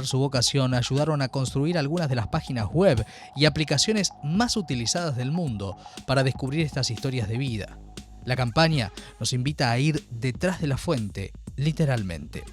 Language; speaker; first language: Spanish; native; Spanish